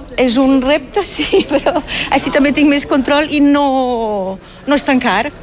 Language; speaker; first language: Catalan; non-native, fluent; German